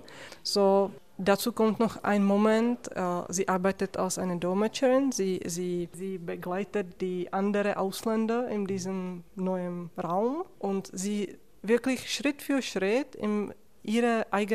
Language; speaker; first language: German; non-native, fluent; Czech